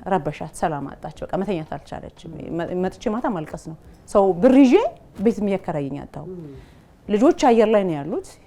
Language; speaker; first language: Amharic; native; Amharic